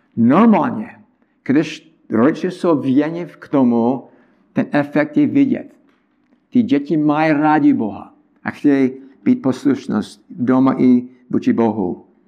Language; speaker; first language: Czech; non-native, learner; English